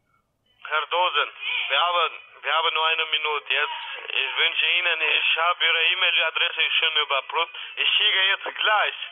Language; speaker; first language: German; non-native, learner; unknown